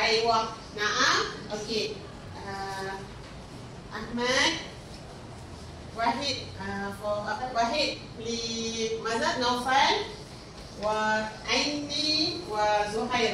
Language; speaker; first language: Arabic; non-native, learner; Malay